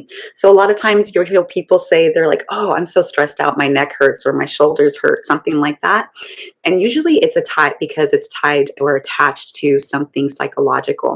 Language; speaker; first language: English; native; English